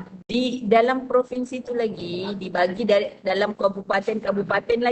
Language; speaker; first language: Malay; non-native, local second language; Buginese